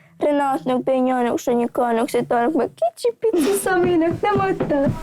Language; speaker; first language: Ukrainian; non-native, local second language; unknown